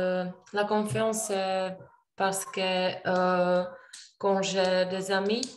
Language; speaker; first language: French; non-native, learner; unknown